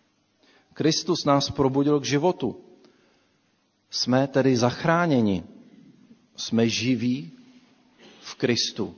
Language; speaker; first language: Czech; native; Czech